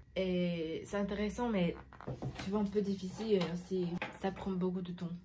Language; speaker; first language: French; non-native, fluent; English